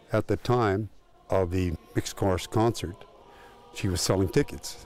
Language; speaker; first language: English; native; English